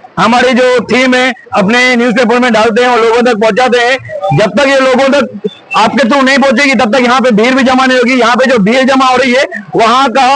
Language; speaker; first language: Hindi; non-native, local second language; Sindhi